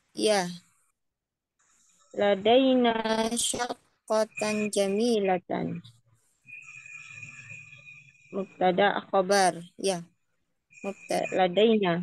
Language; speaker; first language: Arabic; non-native, fluent; Indonesian